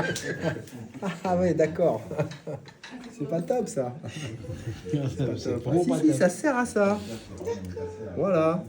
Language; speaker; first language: French; native; French